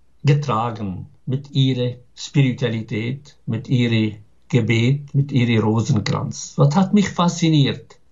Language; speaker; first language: German; non-native, fluent; Arabic